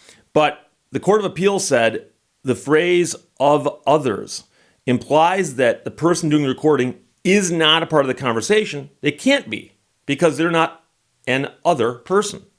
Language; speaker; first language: English; native; English